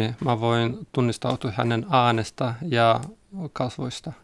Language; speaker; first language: Finnish; non-native, learner; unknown